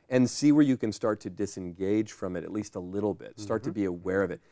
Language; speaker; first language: English; native; English